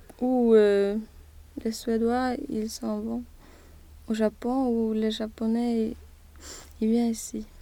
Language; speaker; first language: French; non-native, learner; Swedish